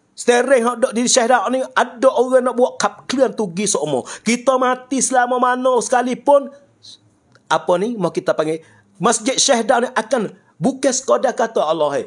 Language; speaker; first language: Malay; native; Malay